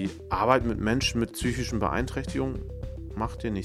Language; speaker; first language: German; native; German